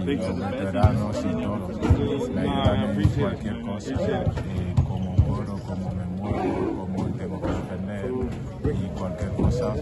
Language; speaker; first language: Spanish; non-native, fluent; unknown